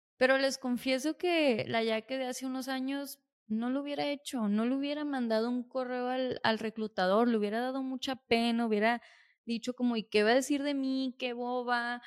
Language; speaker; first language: Spanish; native; Spanish